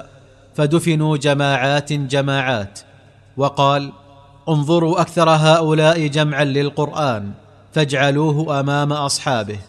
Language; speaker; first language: Arabic; native; Arabic